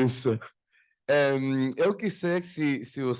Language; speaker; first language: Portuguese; non-native, learner; Spanish